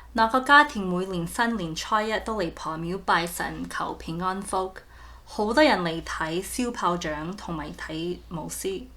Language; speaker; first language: Cantonese; early bilingual, heritage; Cantonese